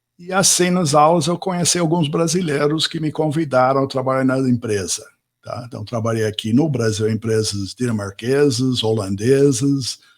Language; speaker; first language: Portuguese; non-native, fluent; English